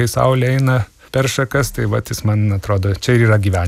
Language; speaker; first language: Lithuanian; native; Lithuanian